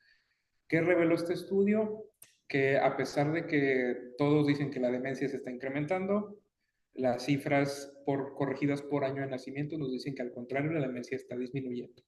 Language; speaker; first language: Spanish; native; Spanish